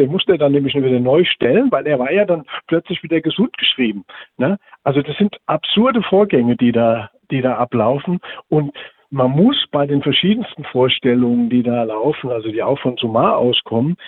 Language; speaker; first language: German; native; German